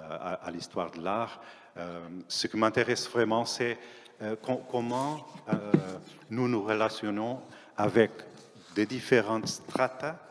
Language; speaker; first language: French; non-native, fluent; Portuguese